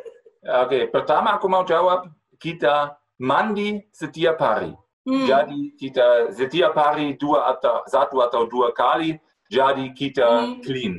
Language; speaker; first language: Indonesian; non-native, fluent; German